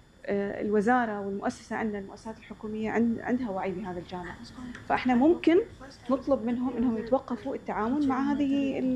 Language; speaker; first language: Arabic; native; Arabic